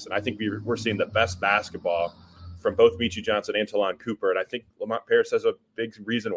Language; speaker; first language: English; native; English